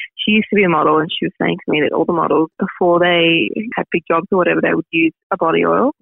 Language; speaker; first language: English; native; English